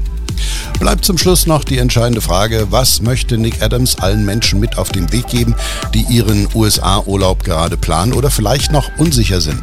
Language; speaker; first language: German; native; German